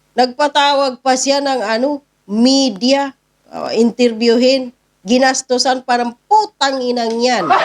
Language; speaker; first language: Filipino; non-native, local second language; Cebuano